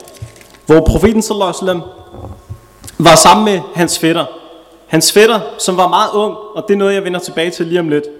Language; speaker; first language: Danish; early bilingual, other home language; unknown